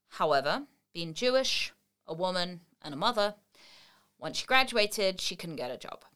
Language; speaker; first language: English; native; English